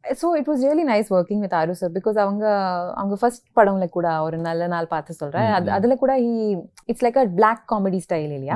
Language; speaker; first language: Tamil; non-native, local second language; Kannada